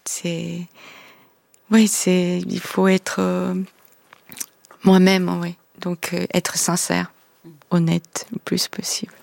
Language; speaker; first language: French; non-native, fluent; Korean